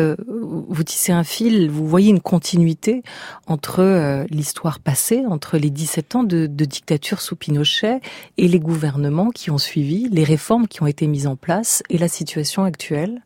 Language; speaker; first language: French; native; French